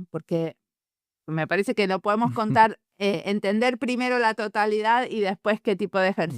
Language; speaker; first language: Spanish; native; Spanish